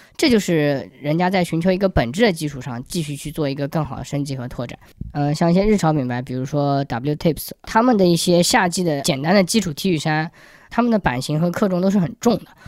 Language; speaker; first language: Chinese; native; Chinese